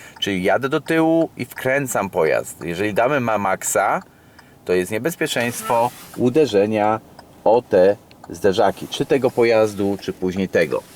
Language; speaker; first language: Polish; native; Polish